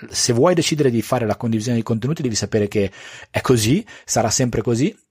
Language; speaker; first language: Italian; native; Italian